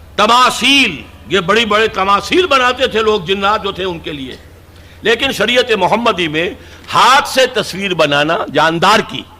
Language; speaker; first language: Urdu; native; Urdu